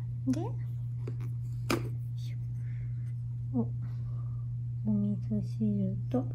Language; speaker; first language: Japanese; native; Japanese